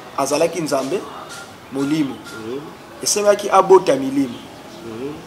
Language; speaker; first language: Lingala; non-native, local second language; Kongo